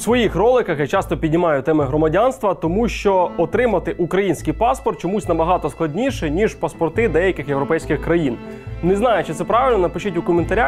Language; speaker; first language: Ukrainian; native; Ukrainian